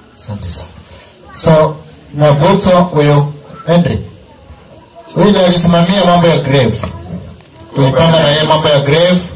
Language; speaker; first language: Swahili; non-native, local second language; Gusii